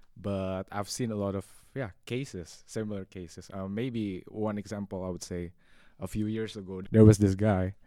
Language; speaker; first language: English; non-native, fluent; Indonesian